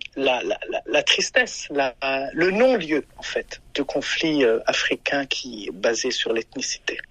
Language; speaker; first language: French; non-native, local second language; Rundi